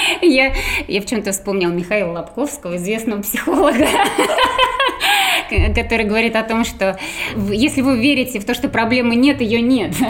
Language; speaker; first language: Russian; native; Russian